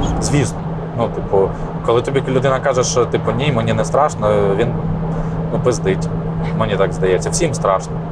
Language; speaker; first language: Ukrainian; native; Ukrainian